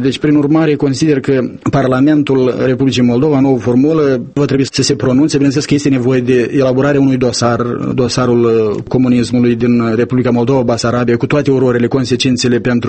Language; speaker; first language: Romanian; native; Romanian